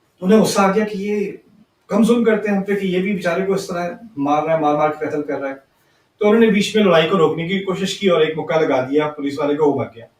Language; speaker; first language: Urdu; early bilingual, heritage; Urdu